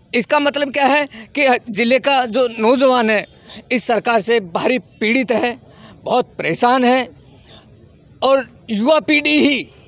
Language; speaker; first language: Hindi; native; Hindi